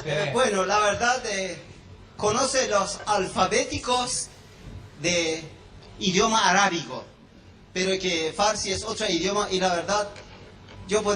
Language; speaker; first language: Spanish; non-native, fluent; Persian